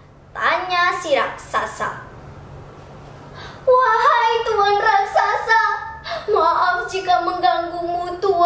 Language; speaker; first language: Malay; non-native, local second language; Balinese